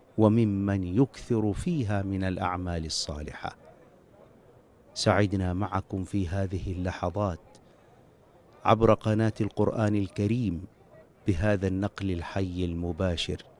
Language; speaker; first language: Arabic; native; Arabic